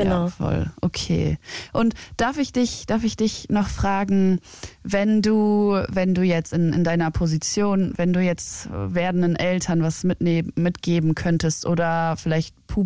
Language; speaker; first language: German; native; German